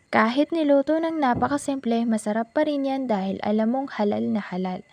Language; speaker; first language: Filipino; non-native, local second language; Maranao